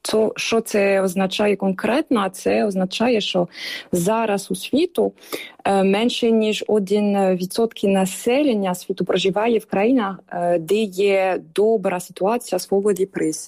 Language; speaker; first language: Ukrainian; non-native, fluent; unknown